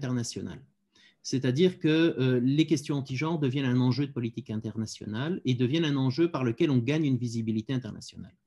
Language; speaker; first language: French; native; French